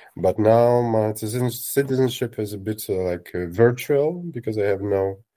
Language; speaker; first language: English; non-native, fluent; Russian